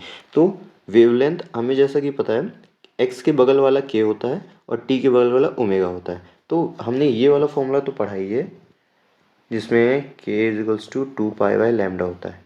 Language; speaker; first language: Hindi; native; Hindi